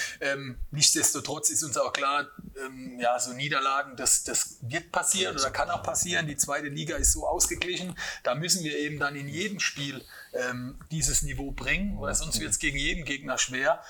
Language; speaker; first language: German; native; German